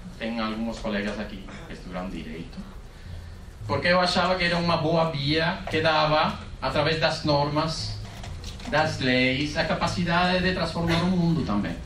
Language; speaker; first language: Portuguese; non-native, fluent; Spanish